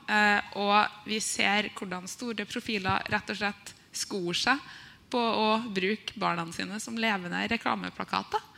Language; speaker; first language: Norwegian; native; Norwegian